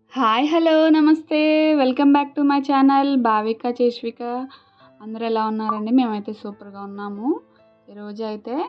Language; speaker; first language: Telugu; native; Telugu